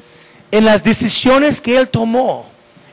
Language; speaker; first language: Spanish; non-native, fluent; English